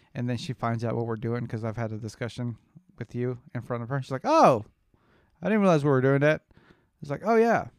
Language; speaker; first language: English; native; English